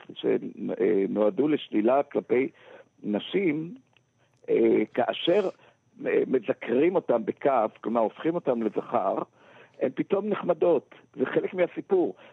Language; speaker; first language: Hebrew; native; Hebrew